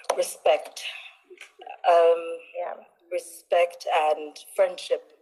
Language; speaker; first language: English; non-native, local second language; Ganda